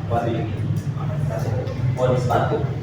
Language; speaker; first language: English; non-native, fluent; Indonesian